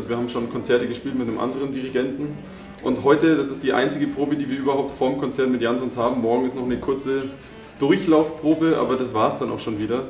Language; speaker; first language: German; native; German